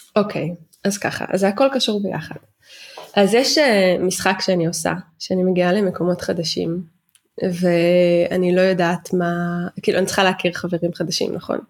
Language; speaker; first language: Hebrew; native; Hebrew